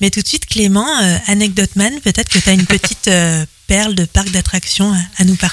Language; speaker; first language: French; native; French